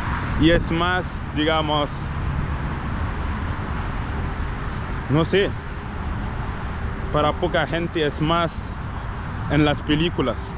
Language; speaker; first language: Spanish; non-native, learner; French